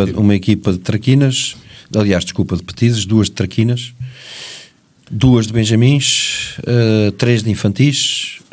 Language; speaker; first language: Portuguese; native; Portuguese